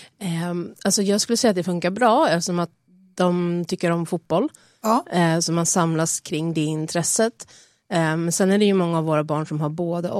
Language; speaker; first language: Swedish; native; Swedish